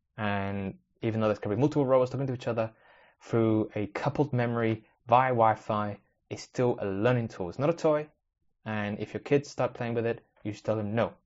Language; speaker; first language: English; early bilingual, other home language; Spanish